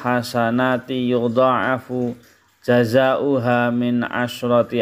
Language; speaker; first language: Arabic; non-native, fluent; Indonesian